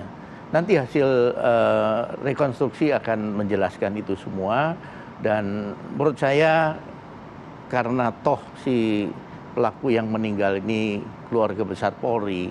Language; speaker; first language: Indonesian; native; Indonesian